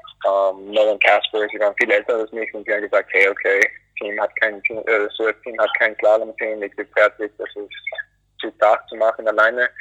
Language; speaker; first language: German; early bilingual, other home language; Greek